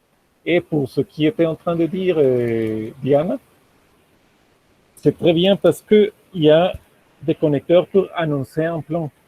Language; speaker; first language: French; non-native, fluent; Spanish